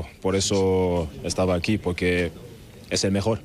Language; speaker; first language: Spanish; non-native, learner; German